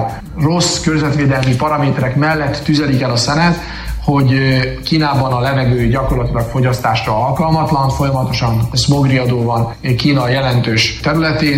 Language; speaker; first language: Hungarian; native; Hungarian